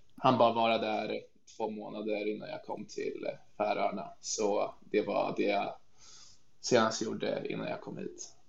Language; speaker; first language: Swedish; native; Swedish